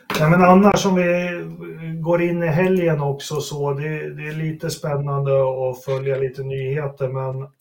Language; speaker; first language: Swedish; native; Swedish